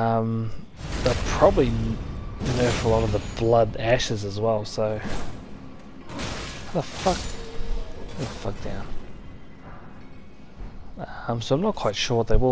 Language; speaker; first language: English; native; English